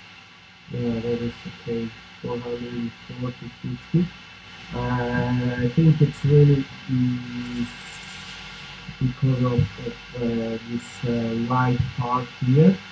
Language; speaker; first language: English; non-native, fluent; Italian